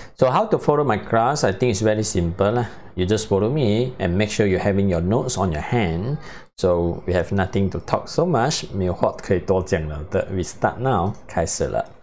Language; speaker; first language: English; non-native, local second language; Chinese